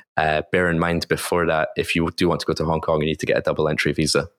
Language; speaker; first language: English; native; English